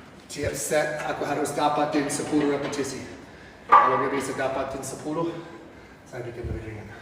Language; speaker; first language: Indonesian; non-native, fluent; English